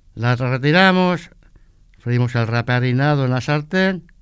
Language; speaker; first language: Spanish; non-native, local second language; Catalan